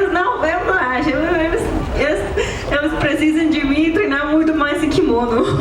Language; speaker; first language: Portuguese; non-native, learner; Spanish